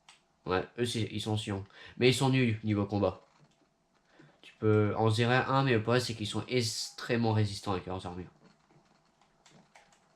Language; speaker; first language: French; native; French